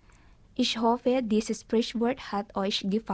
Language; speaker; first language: German; non-native, learner; Filipino